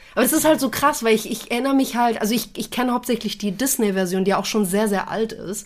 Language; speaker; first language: German; native; German